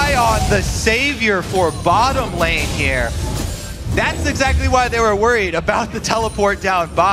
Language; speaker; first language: English; native; English